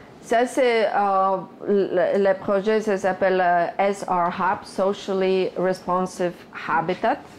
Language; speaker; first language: French; non-native, fluent; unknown